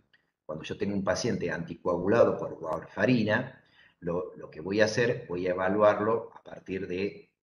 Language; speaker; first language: Spanish; native; Spanish